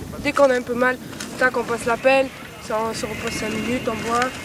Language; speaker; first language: French; native; French